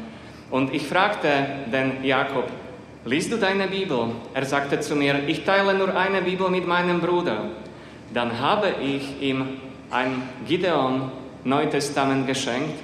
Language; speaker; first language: German; non-native, fluent; Slovak